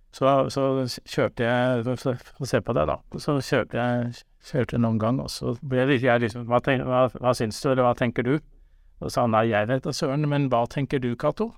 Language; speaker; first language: Norwegian; native; Norwegian